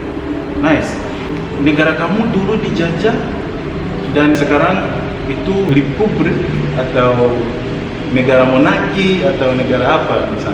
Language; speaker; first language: Indonesian; non-native, fluent; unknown